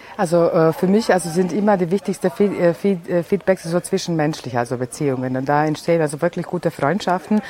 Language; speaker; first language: German; non-native, fluent; Serbian